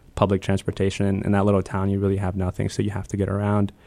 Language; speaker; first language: English; early bilingual, other home language; Spanish